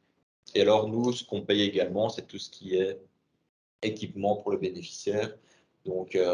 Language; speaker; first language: French; native; French